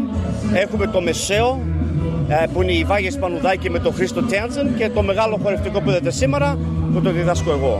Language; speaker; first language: Greek; early bilingual, heritage; Greek